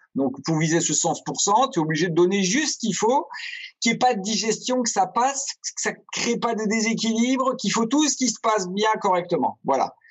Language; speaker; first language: French; native; French